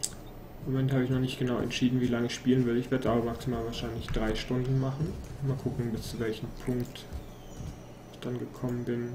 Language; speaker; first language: German; native; German